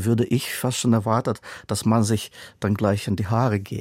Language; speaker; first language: German; non-native, fluent; Russian